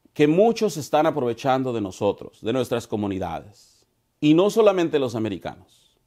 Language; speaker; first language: Spanish; native; Spanish